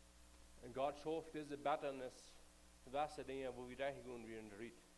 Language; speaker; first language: German; non-native, learner; Plautdietsch